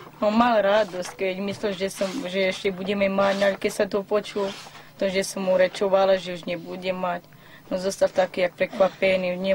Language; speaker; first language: Slovak; non-native, local second language; Romany